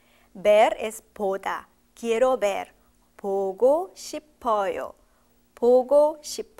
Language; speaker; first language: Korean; early bilingual, heritage; Korean